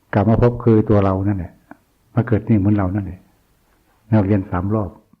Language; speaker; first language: Thai; non-native, local second language; Northeastern Thai